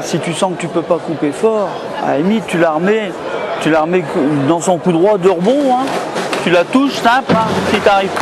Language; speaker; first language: French; native; French